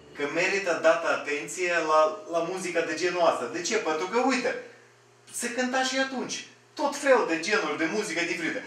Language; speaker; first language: Romanian; non-native, fluent; Russian